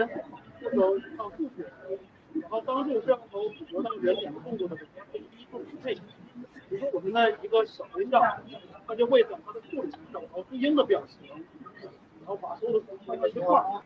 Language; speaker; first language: Chinese; native; Chinese